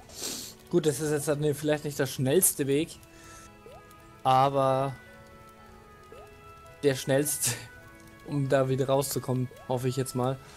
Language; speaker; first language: German; native; German